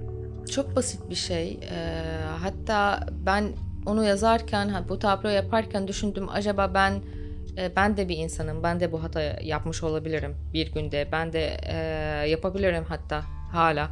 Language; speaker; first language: Turkish; non-native, fluent; Arabic